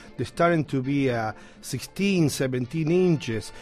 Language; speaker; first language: English; non-native, fluent; Spanish